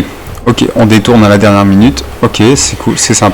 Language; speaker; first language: French; native; French